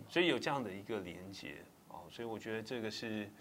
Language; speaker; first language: Chinese; native; Chinese